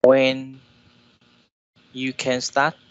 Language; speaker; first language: English; non-native, learner; Vietnamese